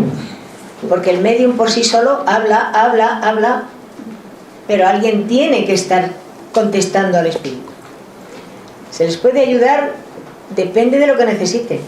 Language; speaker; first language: Spanish; native; Spanish